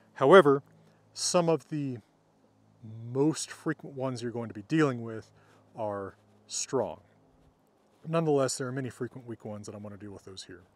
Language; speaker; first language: English; native; English